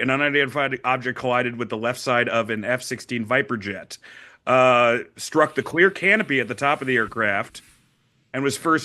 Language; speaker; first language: English; native; English